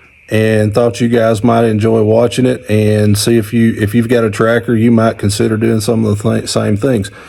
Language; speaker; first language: English; native; English